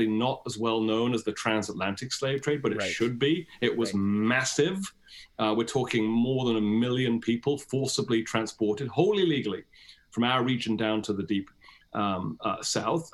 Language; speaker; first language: English; native; English